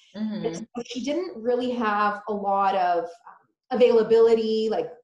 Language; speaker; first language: English; early bilingual, other home language; Polish